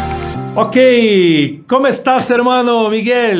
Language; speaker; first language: Spanish; non-native, fluent; Portuguese